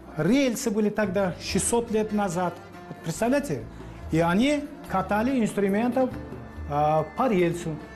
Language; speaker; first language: Russian; non-native, local second language; Uzbek